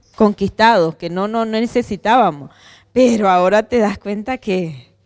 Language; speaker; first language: Spanish; native; Spanish